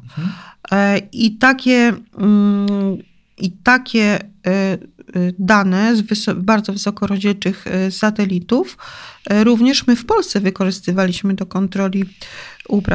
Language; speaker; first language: Polish; native; Polish